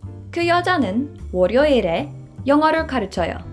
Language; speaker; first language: Korean; non-native, fluent; English